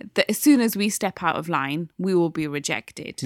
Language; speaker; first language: English; native; English